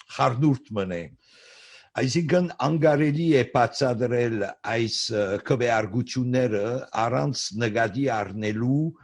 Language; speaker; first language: Armenian; early bilingual, heritage; Armenian